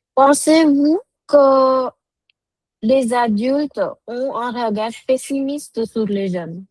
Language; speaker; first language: French; non-native, fluent; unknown